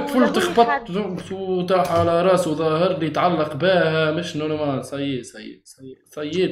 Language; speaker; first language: Arabic; native; Arabic